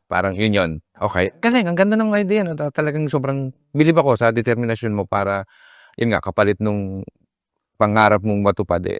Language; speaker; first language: Filipino; native; Filipino